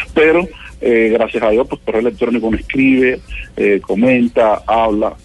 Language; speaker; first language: Spanish; native; Spanish